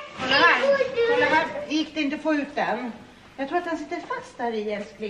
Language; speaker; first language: Swedish; native; Swedish